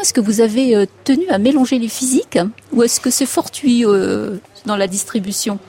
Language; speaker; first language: French; native; French